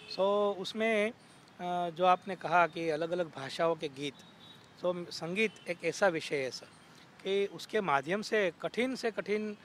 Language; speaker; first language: Hindi; non-native, local second language; Gujarati